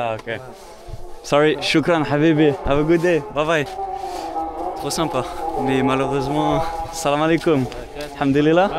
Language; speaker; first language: English; non-native, learner; French